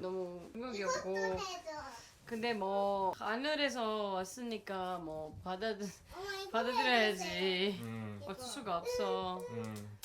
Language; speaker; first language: Korean; non-native, learner; Greek